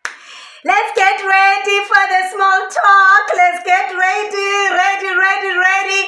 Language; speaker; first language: English; non-native, local second language; Xhosa